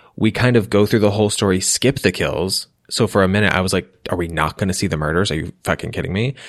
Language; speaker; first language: English; native; English